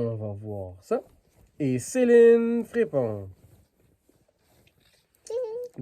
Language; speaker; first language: French; native; French